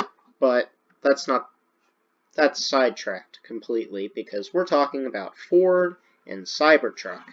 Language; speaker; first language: English; native; English